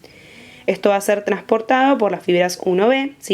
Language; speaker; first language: Spanish; native; Spanish